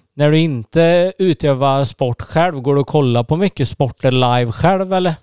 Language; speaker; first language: Swedish; native; Swedish